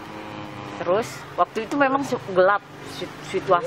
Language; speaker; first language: Indonesian; native; Indonesian